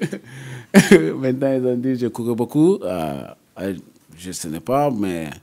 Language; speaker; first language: French; non-native, learner; English